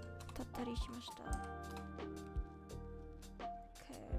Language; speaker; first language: Japanese; non-native, learner; English